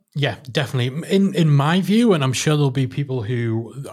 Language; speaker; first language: English; native; English